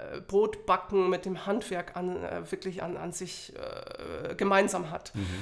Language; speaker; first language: German; non-native, fluent; Polish